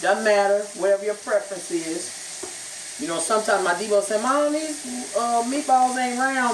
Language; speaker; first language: English; native; English